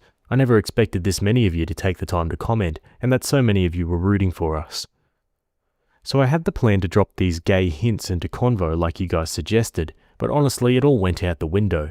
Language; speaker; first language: English; native; English